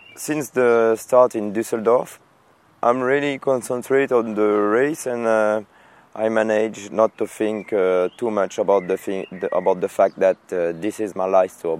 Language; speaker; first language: English; non-native, fluent; French